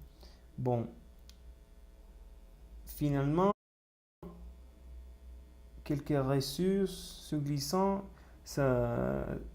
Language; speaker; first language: French; non-native, learner; Spanish